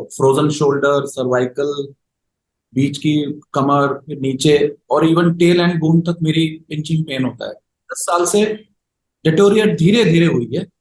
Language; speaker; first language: Hindi; native; Hindi